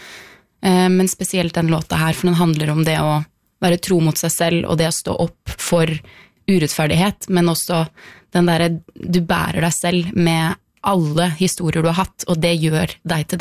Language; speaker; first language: Norwegian; early bilingual, other home language; Arabic